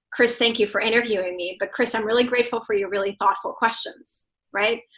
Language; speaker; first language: English; non-native, fluent; Russian